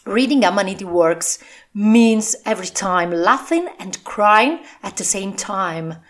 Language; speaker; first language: English; non-native, fluent; Italian